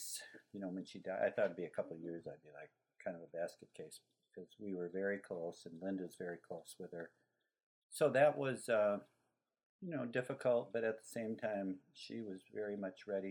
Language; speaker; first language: English; native; English